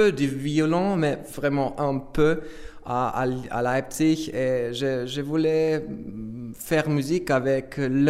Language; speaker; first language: French; non-native, learner; German